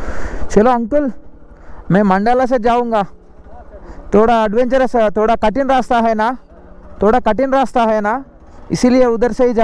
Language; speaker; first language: Hindi; non-native, local second language; Telugu